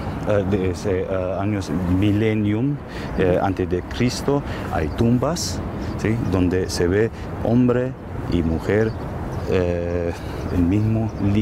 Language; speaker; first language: Spanish; non-native, learner; Armenian